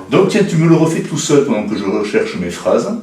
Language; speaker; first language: French; native; French